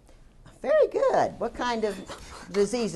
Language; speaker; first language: English; native; English